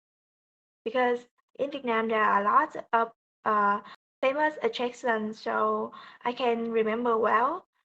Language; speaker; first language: English; non-native, learner; Vietnamese